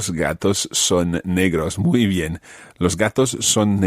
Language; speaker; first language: Spanish; non-native, fluent; English